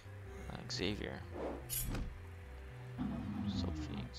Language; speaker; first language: French; non-native, learner; English